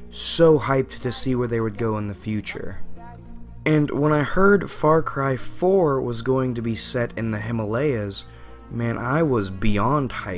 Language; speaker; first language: English; native; English